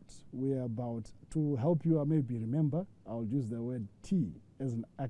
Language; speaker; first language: English; non-native, local second language; Shona